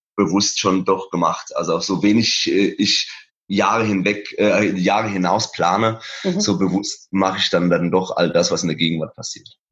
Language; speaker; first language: German; early bilingual, other home language; Persian